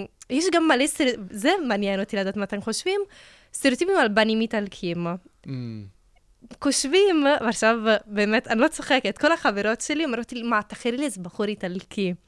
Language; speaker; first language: Hebrew; non-native, fluent; Italian